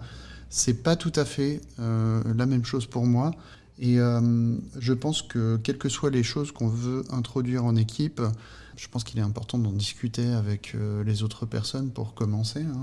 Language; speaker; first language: French; native; French